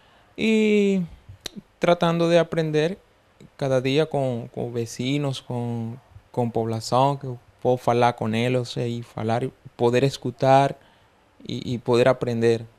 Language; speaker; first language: Portuguese; non-native, learner; Spanish